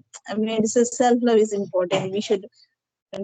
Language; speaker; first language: English; non-native, learner; Telugu